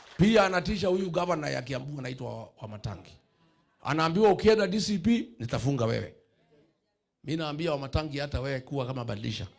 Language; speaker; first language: Swahili; non-native, local second language; Kikuyu